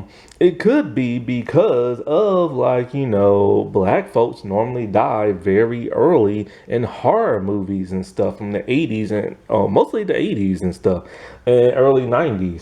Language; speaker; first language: English; native; English